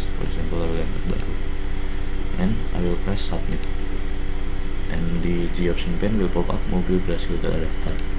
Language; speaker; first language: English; non-native, learner; Indonesian